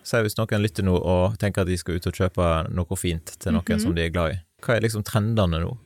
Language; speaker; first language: Norwegian; native; Norwegian